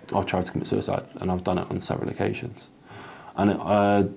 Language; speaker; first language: English; native; English